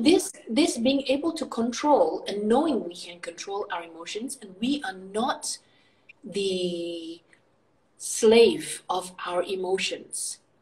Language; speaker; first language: English; early bilingual, other home language; Indonesian